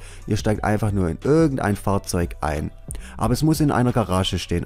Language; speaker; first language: German; native; German